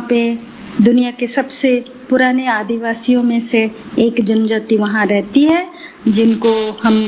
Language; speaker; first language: Hindi; native; Hindi